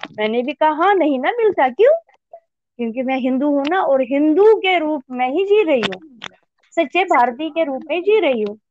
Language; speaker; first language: Hindi; non-native, local second language; Kashmiri